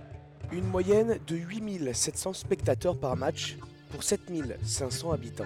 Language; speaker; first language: French; native; French